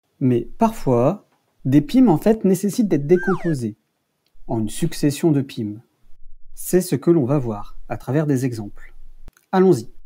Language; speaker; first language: French; native; French